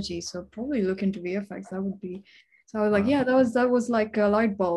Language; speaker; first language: English; non-native, local second language; Urdu